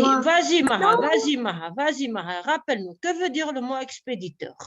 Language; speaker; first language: French; non-native, local second language; Arabic